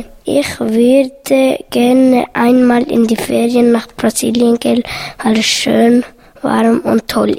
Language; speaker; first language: German; early bilingual, other home language; Serbian